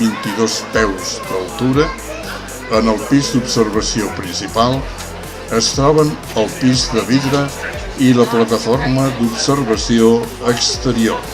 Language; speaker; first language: Catalan; native; Catalan